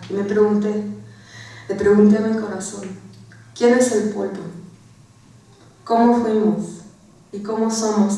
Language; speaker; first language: Spanish; early bilingual, heritage; Spanish